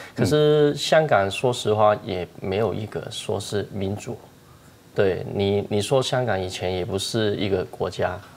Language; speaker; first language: Chinese; non-native, fluent; Cantonese